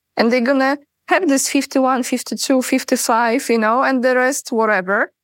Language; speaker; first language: English; non-native, fluent; Polish